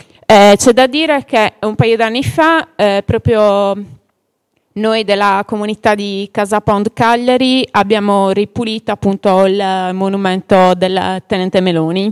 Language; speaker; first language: Italian; native; Italian